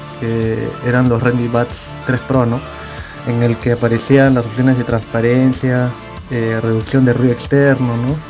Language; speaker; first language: Spanish; native; Spanish